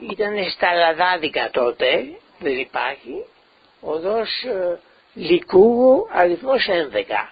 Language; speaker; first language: Greek; non-native, local second language; Ladino